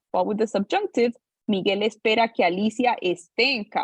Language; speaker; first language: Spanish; non-native, fluent; English